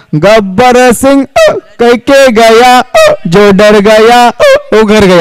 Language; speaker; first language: Hindi; non-native, local second language; Marathi